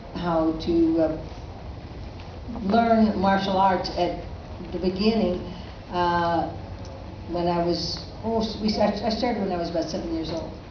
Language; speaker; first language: English; native; English